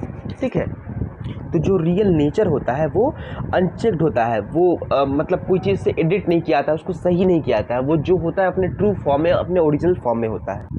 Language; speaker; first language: Hindi; native; Hindi